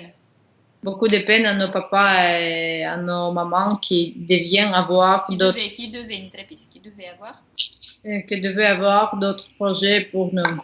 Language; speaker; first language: French; non-native, learner; Russian